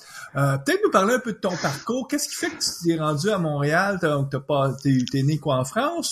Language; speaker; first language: French; native; French